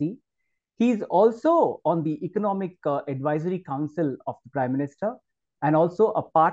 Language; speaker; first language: English; non-native, local second language; Marathi